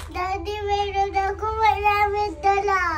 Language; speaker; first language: Filipino; early bilingual, heritage; Filipino